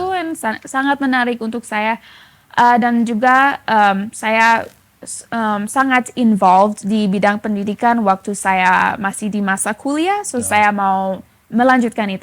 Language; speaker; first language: Indonesian; non-native, fluent; English